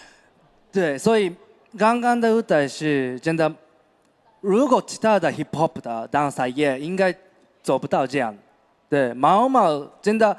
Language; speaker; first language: Chinese; non-native, fluent; Japanese